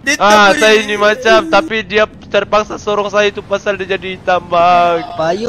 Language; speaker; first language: Malay; native; Malay